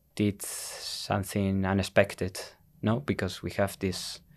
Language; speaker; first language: English; non-native, fluent; Spanish